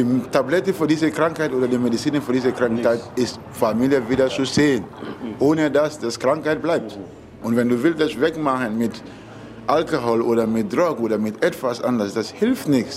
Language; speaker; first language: German; non-native, learner; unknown